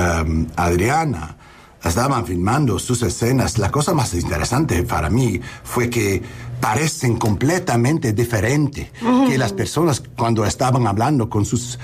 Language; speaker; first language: Spanish; non-native, learner; English